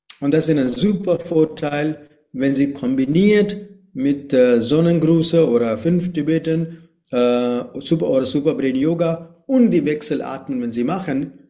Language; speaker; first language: German; non-native, fluent; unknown